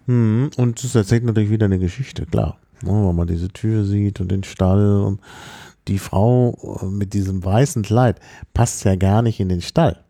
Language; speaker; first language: German; native; German